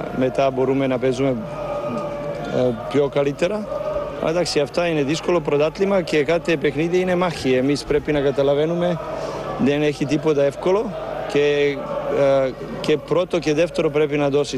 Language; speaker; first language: Greek; non-native, fluent; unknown